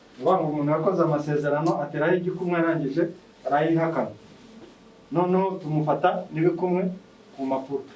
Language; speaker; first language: Kinyarwanda; native; Kinyarwanda